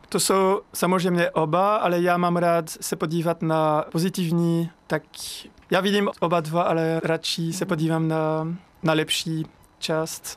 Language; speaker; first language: Czech; non-native, fluent; French